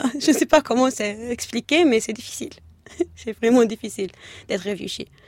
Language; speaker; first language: French; non-native, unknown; Arabic